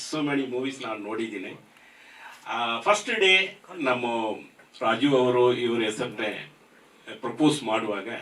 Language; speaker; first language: Kannada; non-native, fluent; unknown